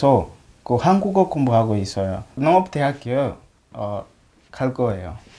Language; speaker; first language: Korean; non-native, learner; Swahili